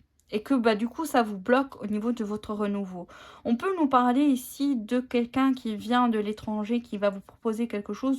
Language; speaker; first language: French; native; French